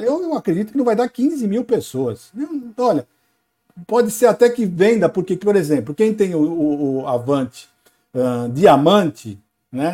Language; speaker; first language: Portuguese; native; Portuguese